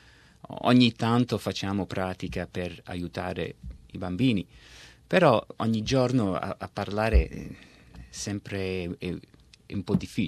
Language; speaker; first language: Italian; early bilingual, heritage; Italian